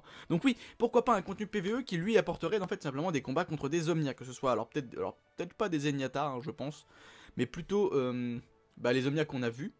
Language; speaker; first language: French; native; French